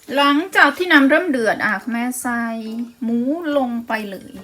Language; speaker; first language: Thai; native; Thai